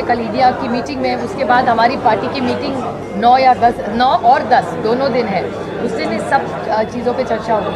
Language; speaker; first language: Hindi; non-native, local second language; Marathi